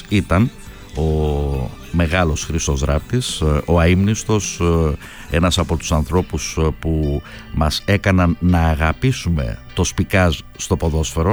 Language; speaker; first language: Greek; native; Greek